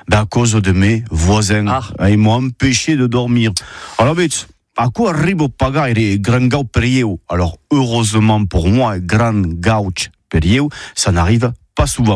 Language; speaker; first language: French; native; French